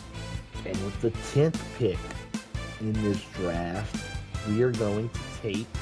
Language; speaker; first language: English; native; English